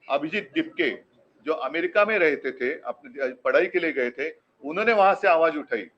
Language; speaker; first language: Hindi; non-native, local second language; Marathi